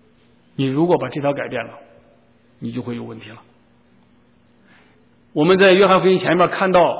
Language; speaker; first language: Chinese; native; Chinese